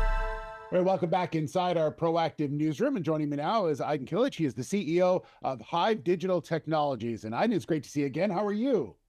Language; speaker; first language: English; native; English